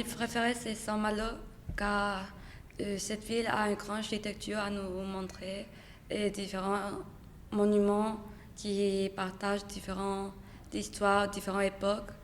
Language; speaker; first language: French; non-native, learner; Spanish